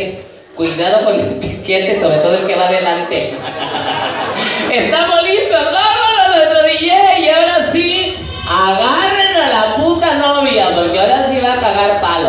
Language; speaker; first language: Spanish; native; Spanish